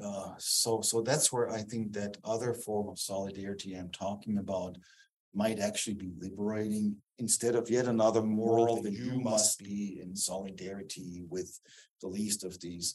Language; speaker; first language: English; non-native, fluent; German